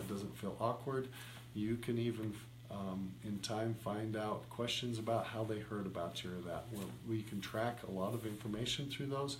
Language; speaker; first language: English; native; English